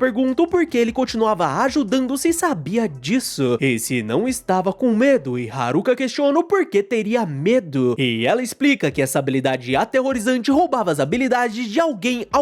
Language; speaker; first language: Portuguese; native; Portuguese